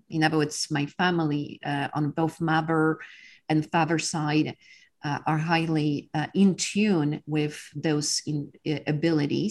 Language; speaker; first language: English; non-native, fluent; Polish